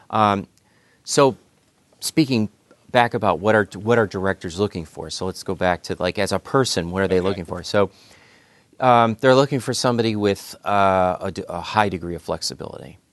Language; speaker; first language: English; native; English